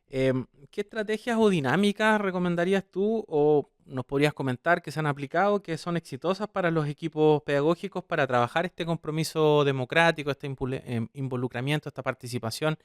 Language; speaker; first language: Spanish; native; Spanish